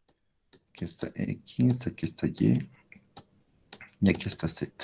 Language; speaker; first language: Spanish; native; Spanish